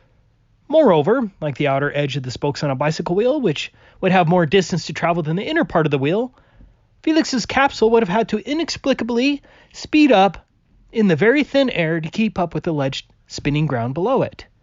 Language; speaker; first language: English; native; English